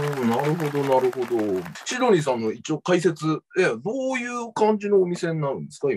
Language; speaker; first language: Japanese; native; Japanese